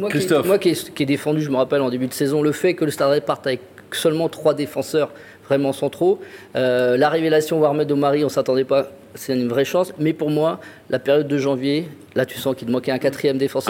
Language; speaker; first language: French; native; French